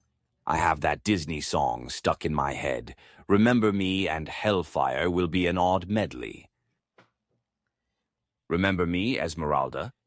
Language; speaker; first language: English; native; English